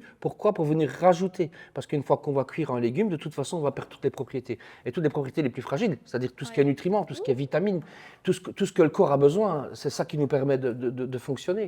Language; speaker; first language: French; native; French